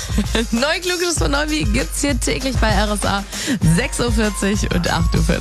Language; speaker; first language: German; native; German